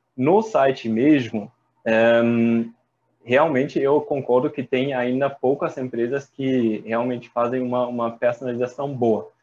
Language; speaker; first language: Portuguese; non-native, fluent; German